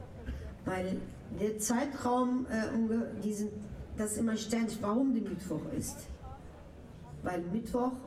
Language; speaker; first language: German; non-native, local second language; Turkish